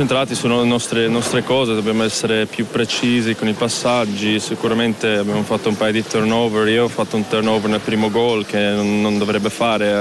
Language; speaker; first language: Italian; non-native, fluent; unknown